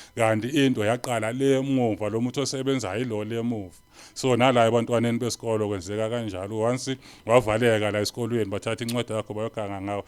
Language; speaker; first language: Zulu; native; Zulu